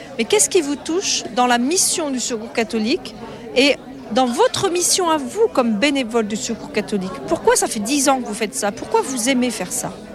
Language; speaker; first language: French; native; French